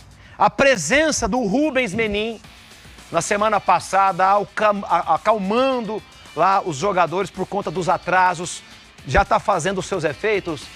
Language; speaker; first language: Portuguese; native; Portuguese